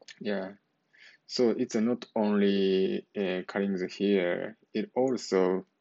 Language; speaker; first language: English; non-native, learner; Japanese